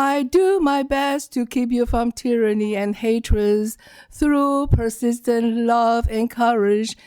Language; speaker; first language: English; non-native, learner; Chinese